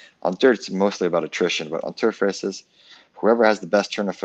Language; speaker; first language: English; native; English